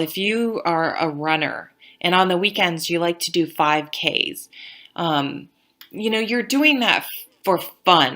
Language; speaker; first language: English; native; English